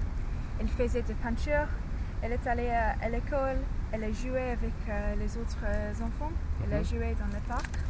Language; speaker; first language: French; non-native, learner; English